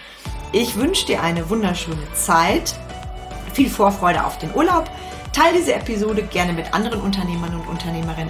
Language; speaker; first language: German; native; German